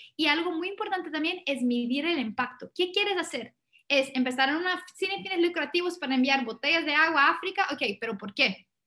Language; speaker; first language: Spanish; non-native, fluent; Portuguese